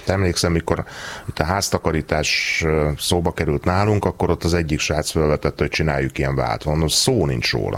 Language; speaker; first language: Hungarian; native; Hungarian